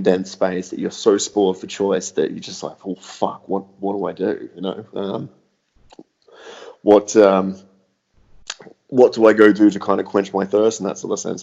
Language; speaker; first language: English; native; English